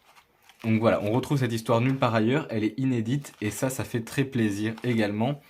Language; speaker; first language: French; native; French